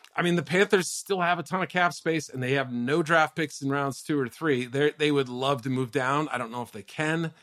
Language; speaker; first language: English; native; English